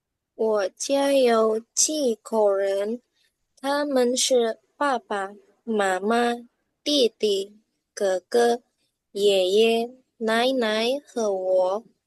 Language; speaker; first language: Chinese; non-native, learner; Indonesian